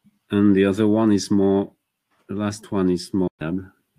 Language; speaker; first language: English; non-native, fluent; French